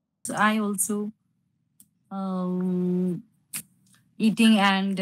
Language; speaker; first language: English; non-native, learner; Bangla